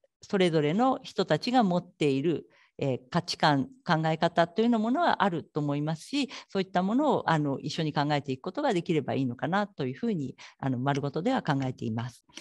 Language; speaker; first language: Japanese; native; Japanese